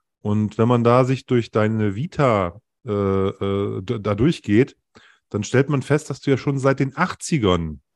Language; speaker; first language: German; native; German